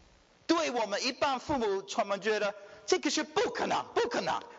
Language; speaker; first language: Chinese; early bilingual, heritage; Chinese